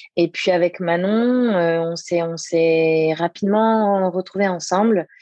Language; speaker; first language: French; native; French